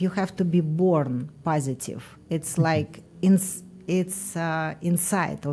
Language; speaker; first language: English; non-native, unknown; Russian